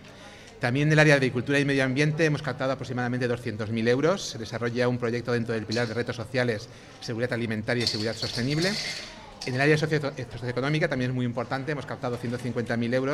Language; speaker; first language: Spanish; native; Spanish